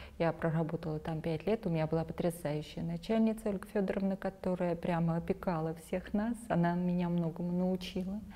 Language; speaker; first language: Russian; non-native, local second language; Armenian